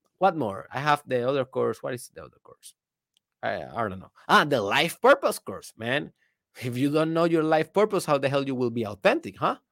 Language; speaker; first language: English; non-native, fluent; Spanish